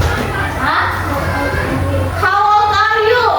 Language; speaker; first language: English; non-native, learner; Indonesian